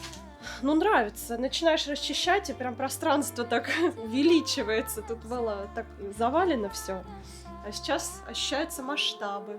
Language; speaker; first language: Russian; native; Russian